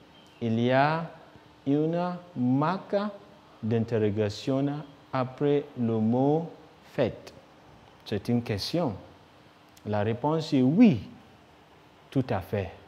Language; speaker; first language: French; non-native, fluent; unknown